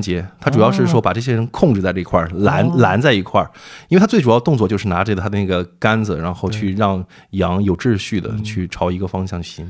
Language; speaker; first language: Chinese; native; Chinese